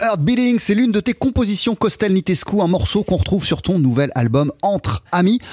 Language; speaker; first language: French; native; French